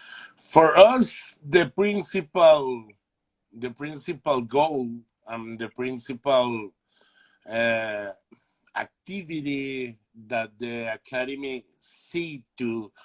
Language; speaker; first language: English; non-native, learner; Spanish